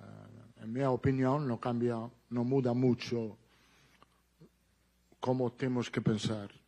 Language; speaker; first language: Portuguese; non-native, learner; Italian